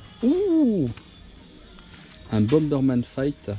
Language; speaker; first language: French; native; French